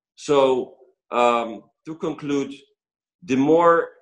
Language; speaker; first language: English; non-native, fluent; Polish